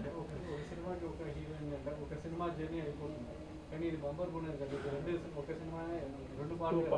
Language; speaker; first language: Telugu; native; Telugu